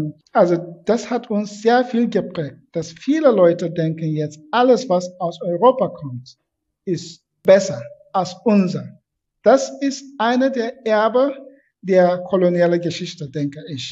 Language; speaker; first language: German; non-native, fluent; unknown